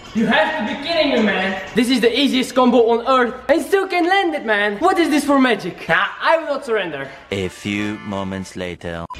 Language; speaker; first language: English; non-native, fluent; Bulgarian